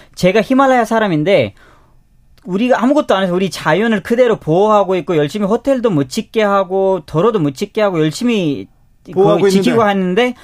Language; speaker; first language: Korean; non-native, fluent; Urdu